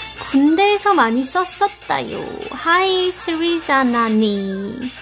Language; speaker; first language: Korean; native; Korean